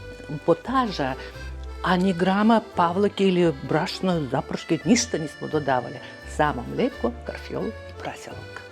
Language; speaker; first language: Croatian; non-native, fluent; Russian